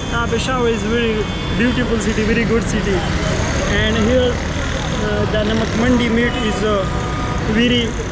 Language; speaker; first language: English; non-native, local second language; Pashto